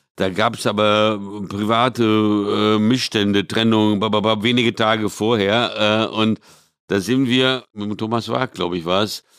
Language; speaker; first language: German; early bilingual, other home language; Portuguese